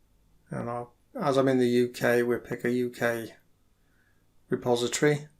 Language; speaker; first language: English; native; English